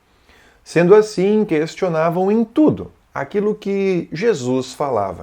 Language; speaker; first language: Portuguese; native; Portuguese